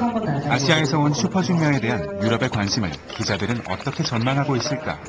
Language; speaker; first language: Korean; native; Korean